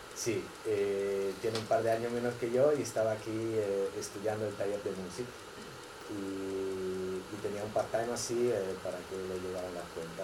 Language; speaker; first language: Spanish; non-native, fluent; Italian